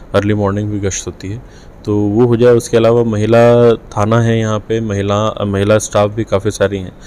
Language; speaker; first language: Hindi; native; Hindi